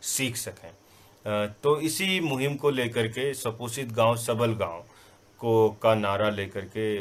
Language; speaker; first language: Hindi; non-native, local second language; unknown